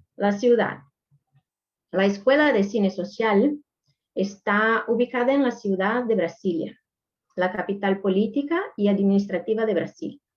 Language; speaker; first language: Spanish; non-native, fluent; Portuguese